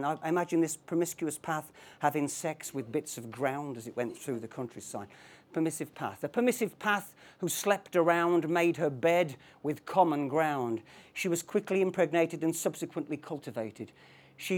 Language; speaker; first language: English; native; English